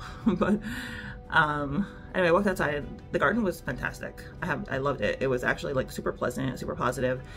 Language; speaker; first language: English; native; English